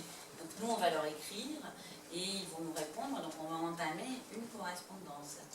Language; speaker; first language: French; native; French